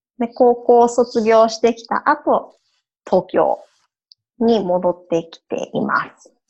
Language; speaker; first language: Japanese; early bilingual, heritage; Japanese